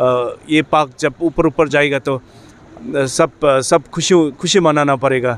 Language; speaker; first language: Hindi; non-native, fluent; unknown